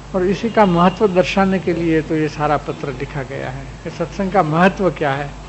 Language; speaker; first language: Hindi; non-native, local second language; Gujarati